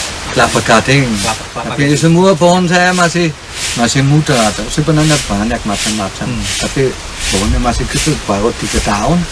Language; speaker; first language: Indonesian; non-native, fluent; German